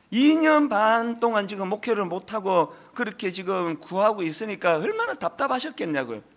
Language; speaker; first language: Korean; native; Korean